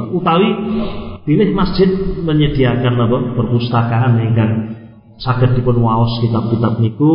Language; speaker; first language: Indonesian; non-native, local second language; Javanese